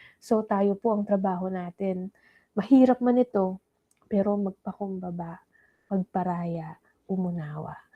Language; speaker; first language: Filipino; non-native, local second language; Pampanga